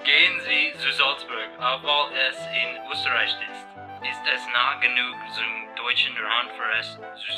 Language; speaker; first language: German; non-native, learner; English